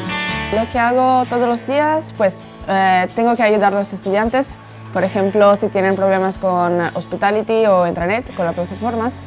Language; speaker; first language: Spanish; non-native, fluent; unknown